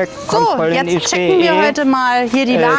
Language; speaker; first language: German; native; German